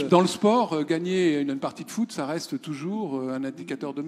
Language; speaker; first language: French; native; French